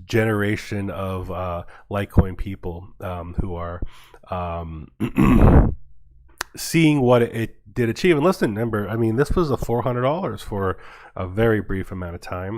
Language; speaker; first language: English; native; English